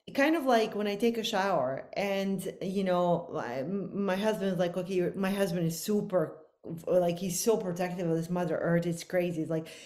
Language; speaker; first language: English; non-native, fluent; Bosnian